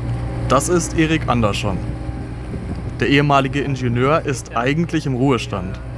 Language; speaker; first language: German; native; German